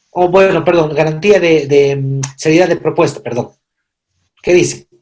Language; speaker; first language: Spanish; native; Spanish